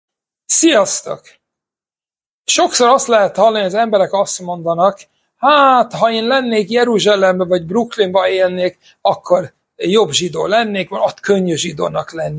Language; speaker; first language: Hungarian; non-native, fluent; English